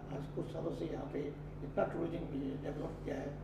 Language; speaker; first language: Hindi; non-native, local second language; Assamese